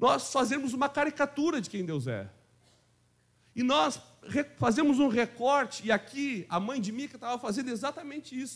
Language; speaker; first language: Portuguese; native; Portuguese